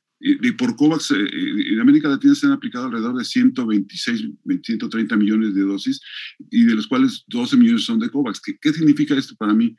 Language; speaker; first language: Spanish; native; Spanish